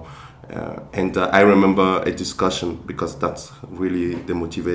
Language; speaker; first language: English; non-native, fluent; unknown